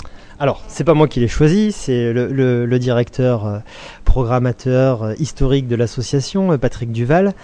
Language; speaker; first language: French; native; French